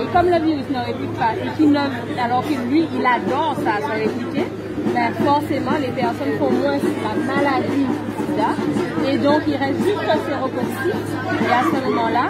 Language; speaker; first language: French; native; French